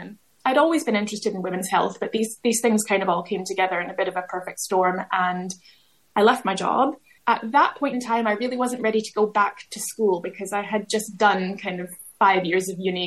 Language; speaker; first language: English; native; English